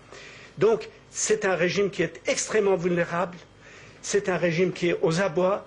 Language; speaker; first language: French; native; French